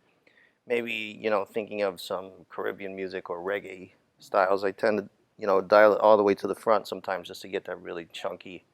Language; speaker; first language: English; native; English